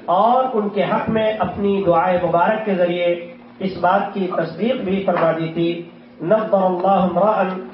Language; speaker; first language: Urdu; native; Urdu